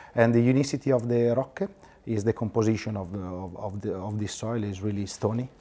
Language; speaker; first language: English; non-native, fluent; Italian